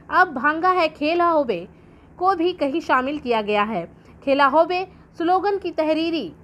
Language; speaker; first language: Urdu; native; Urdu